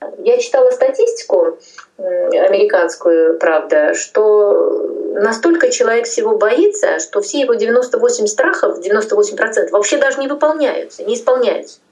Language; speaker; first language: Russian; non-native, local second language; Tajik